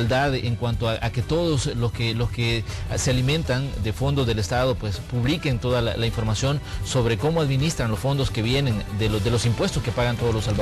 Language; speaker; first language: Spanish; native; Spanish